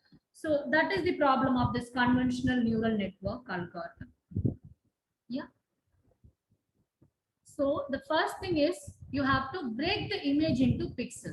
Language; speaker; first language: English; non-native, local second language; Tamil